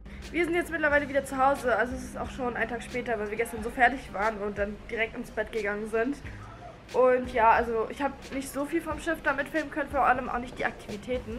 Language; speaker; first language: German; native; German